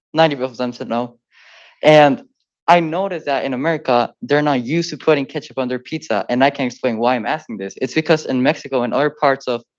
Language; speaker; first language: English; early bilingual, other home language; Spanish